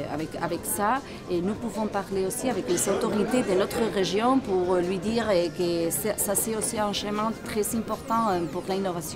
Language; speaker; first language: French; non-native, fluent; Spanish